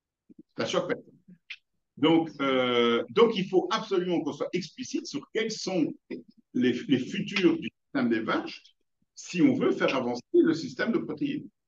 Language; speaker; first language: French; native; French